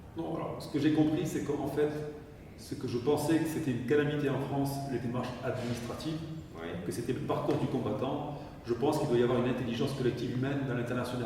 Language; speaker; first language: French; native; French